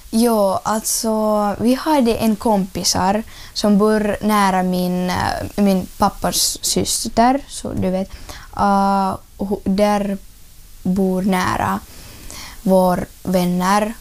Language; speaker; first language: Swedish; non-native, learner; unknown